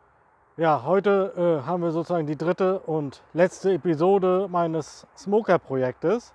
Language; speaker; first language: German; native; German